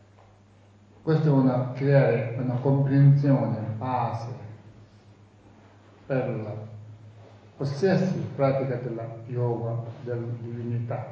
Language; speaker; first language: Italian; non-native, fluent; Tibetan